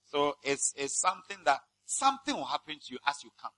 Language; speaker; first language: English; non-native, local second language; Akan